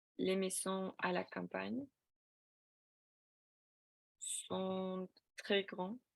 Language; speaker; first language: French; non-native, fluent; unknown